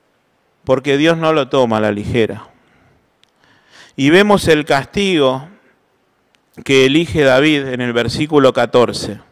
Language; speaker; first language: Spanish; native; Spanish